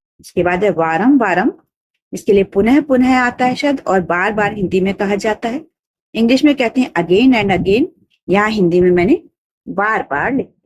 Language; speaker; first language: Hindi; native; Hindi